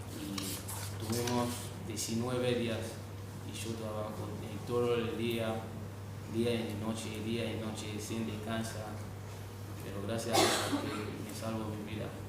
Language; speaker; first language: Spanish; non-native, learner; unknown